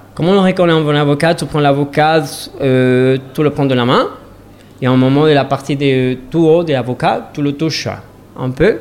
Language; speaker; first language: French; non-native, learner; Spanish